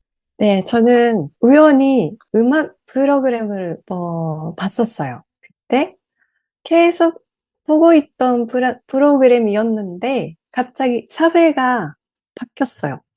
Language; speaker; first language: Korean; non-native, learner; Japanese